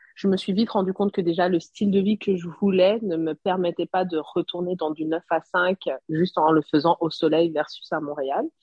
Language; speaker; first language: French; non-native, local second language; Rundi